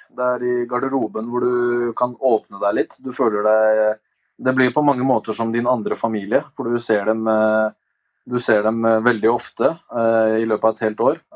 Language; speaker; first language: Norwegian; early bilingual, other home language; Albanian